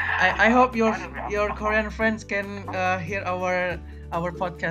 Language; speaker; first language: English; non-native, learner; Indonesian